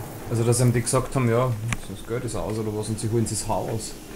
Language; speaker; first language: German; native; German